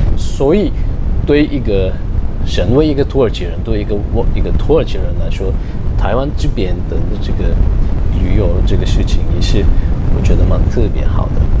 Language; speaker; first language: Chinese; non-native, fluent; Turkish